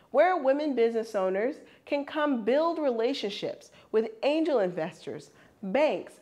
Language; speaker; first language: English; non-native, fluent; German